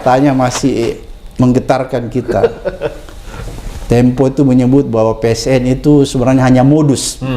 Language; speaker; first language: Indonesian; native; Indonesian